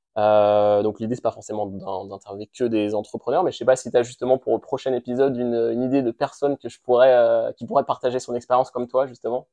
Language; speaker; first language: French; native; French